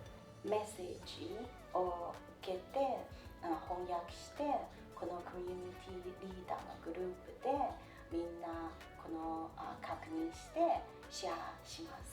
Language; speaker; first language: Japanese; non-native, fluent; Chinese